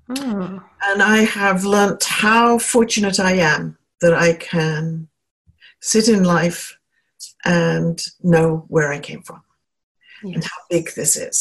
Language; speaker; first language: English; native; English